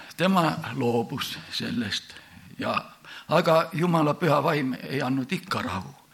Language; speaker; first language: Estonian; native; Estonian